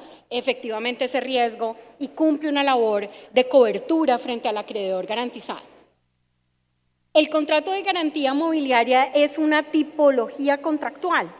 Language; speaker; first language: Spanish; native; Spanish